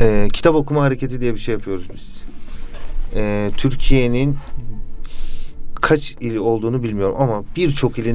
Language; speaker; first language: Turkish; native; Turkish